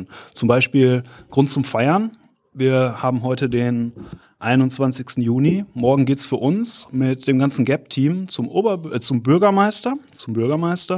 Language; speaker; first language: German; native; German